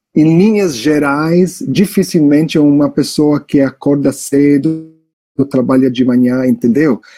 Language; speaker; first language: Portuguese; non-native, fluent; English